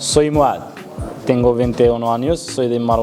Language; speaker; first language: Spanish; non-native, learner; Arabic